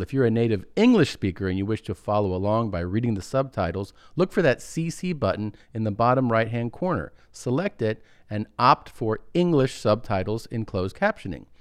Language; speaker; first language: English; early bilingual, other home language; Spanish